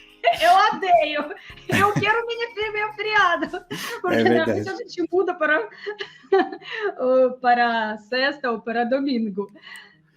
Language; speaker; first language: Portuguese; non-native, fluent; Russian